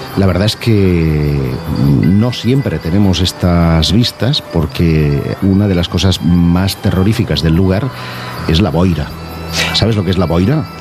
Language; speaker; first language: Spanish; native; Spanish